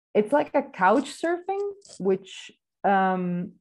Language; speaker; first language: English; non-native, fluent; Italian